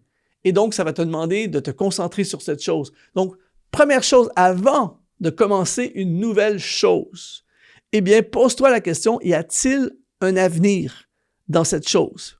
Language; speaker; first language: French; native; French